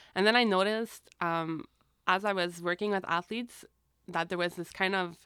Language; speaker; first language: English; native; English